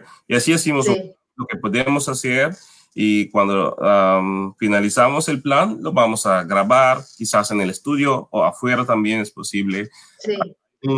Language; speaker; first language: Spanish; non-native, fluent; Papiamento